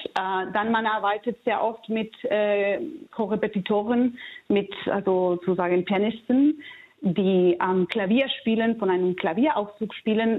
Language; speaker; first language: German; non-native, fluent; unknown